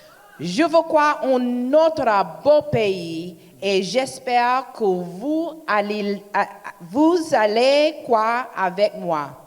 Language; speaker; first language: French; non-native, learner; English